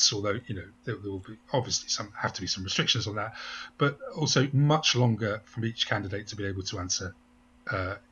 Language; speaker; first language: English; native; English